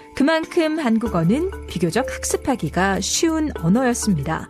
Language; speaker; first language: Korean; native; Korean